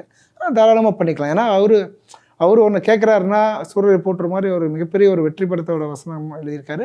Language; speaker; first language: Tamil; native; Tamil